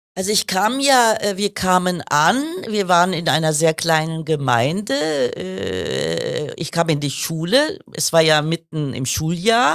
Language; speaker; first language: German; early bilingual, other home language; Kurdish